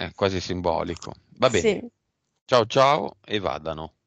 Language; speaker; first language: Italian; native; Italian